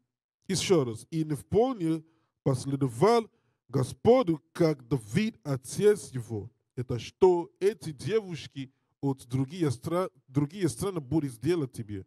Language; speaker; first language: Russian; non-native, learner; English